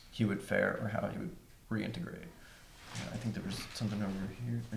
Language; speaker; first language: English; native; English